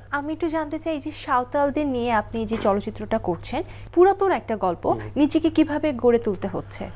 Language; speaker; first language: Bangla; native; Bangla